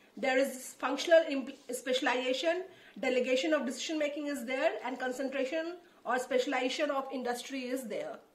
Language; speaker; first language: English; non-native, local second language; Hindi